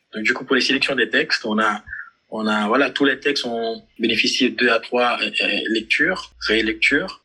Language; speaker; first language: French; non-native, local second language; Haitian Creole